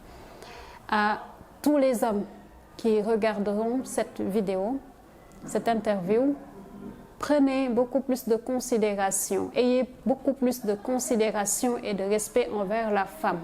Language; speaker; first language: French; non-native, local second language; Wolof